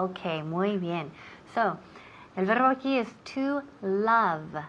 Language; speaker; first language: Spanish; non-native, fluent; English